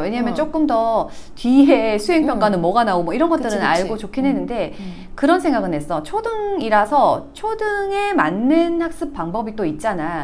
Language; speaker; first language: Korean; native; Korean